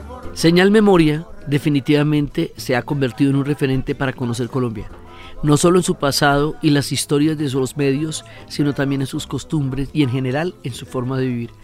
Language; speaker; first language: Spanish; native; Spanish